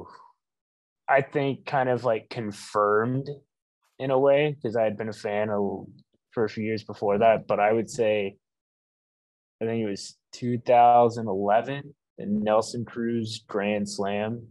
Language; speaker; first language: English; native; English